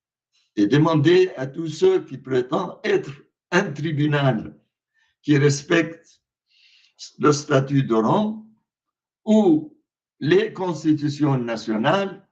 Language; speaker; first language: French; non-native, fluent; Arabic